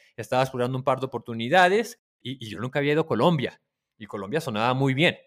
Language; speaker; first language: Spanish; native; Spanish